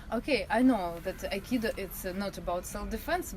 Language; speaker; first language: English; non-native, learner; Russian